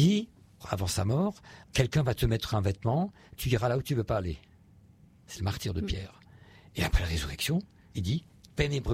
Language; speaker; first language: French; native; French